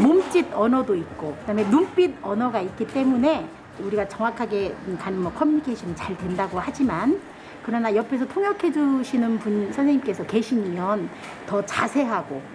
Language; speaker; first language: Korean; non-native, fluent; Vietnamese